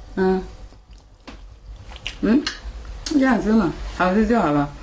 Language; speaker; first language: Chinese; non-native, fluent; Vietnamese